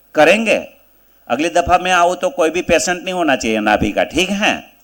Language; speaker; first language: Hindi; non-native, local second language; Gujarati